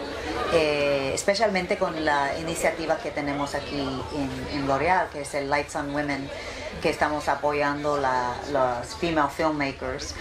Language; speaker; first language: Spanish; early bilingual, heritage; English